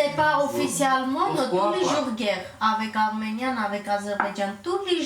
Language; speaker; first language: French; non-native, learner; Armenian